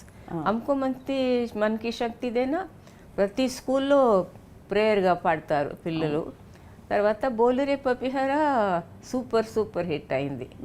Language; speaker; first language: Telugu; non-native, fluent; Tamil